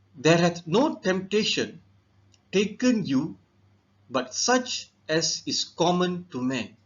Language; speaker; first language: English; non-native, local second language; Tamil